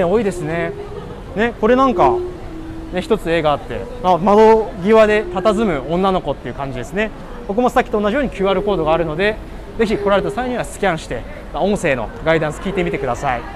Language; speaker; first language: Japanese; native; Japanese